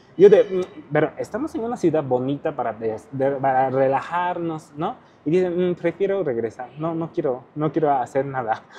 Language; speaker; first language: Spanish; non-native, fluent; Chinese